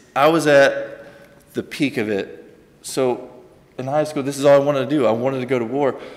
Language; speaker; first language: English; native; English